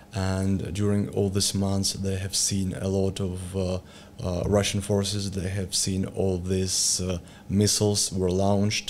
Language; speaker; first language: English; non-native, learner; Ukrainian